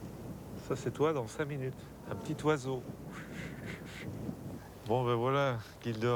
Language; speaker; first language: French; native; French